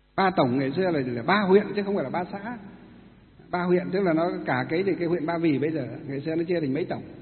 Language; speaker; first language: Vietnamese; non-native, local second language; Muong